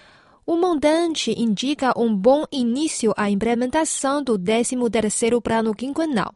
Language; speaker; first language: Portuguese; non-native, fluent; Chinese